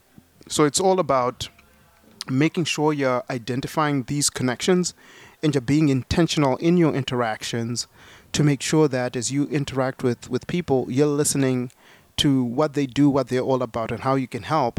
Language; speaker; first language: English; non-native, local second language; Shona